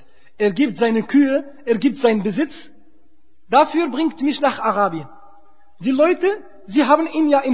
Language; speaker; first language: German; non-native, fluent; Arabic